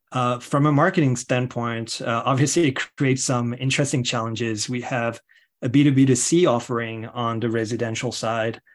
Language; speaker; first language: English; non-native, fluent; French